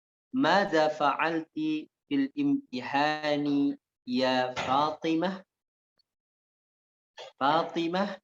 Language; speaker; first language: Arabic; non-native, fluent; Indonesian